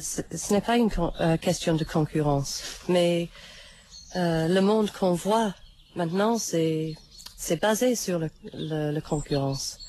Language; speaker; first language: French; non-native, fluent; English